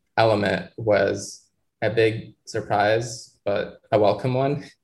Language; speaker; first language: English; non-native, fluent; Arabic